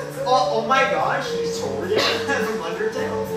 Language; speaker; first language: English; native; English